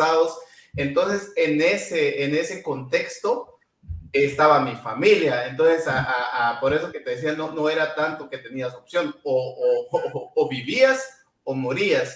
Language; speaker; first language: Spanish; non-native, local second language; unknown